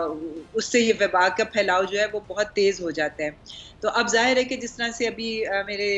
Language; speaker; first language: Urdu; native; Urdu